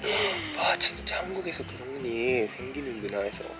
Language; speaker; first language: Korean; non-native, fluent; Japanese